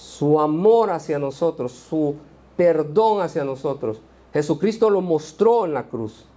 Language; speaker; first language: Spanish; native; Spanish